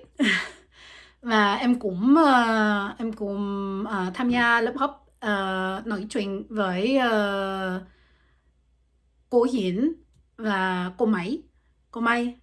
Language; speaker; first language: Vietnamese; non-native, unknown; French